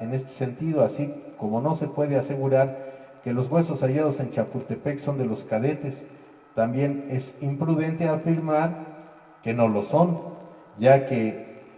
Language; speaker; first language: Spanish; native; Spanish